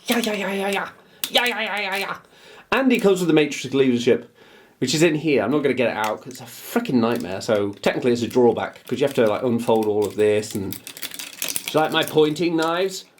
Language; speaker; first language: English; native; English